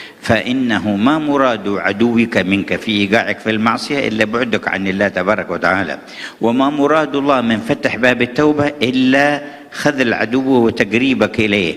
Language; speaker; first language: Arabic; native; Arabic